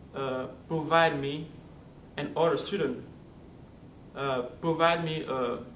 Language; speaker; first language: English; non-native, fluent; French